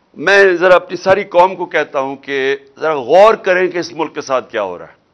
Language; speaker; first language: Urdu; non-native, local second language; Punjabi